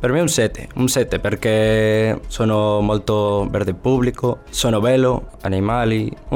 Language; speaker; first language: Italian; non-native, learner; Spanish